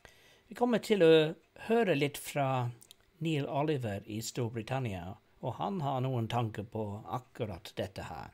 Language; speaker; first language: Norwegian; non-native, fluent; English